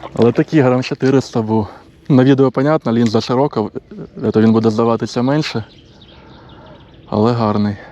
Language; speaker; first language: Ukrainian; non-native, local second language; Russian